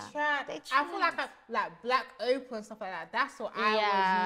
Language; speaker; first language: English; early bilingual, other home language; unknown